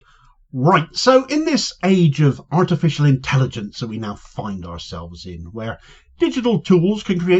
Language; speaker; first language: English; native; English